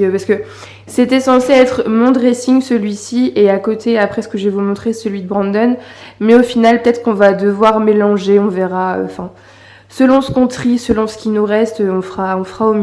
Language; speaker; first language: French; native; French